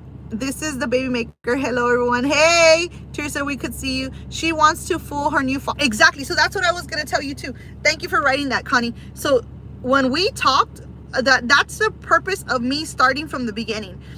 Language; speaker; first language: English; early bilingual, other home language; Spanish